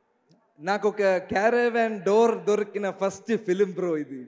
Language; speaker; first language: Telugu; non-native, learner; Malayalam